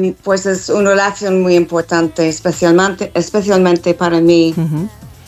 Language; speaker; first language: Spanish; non-native, fluent; English